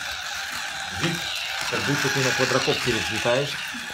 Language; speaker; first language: Russian; native; Russian